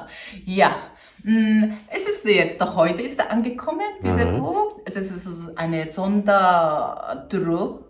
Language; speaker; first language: German; non-native, fluent; Korean